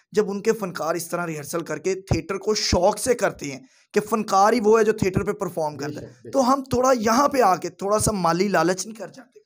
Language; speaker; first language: Urdu; non-native, local second language; Punjabi